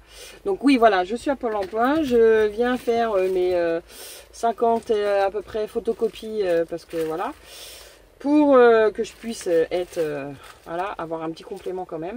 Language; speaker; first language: French; native; French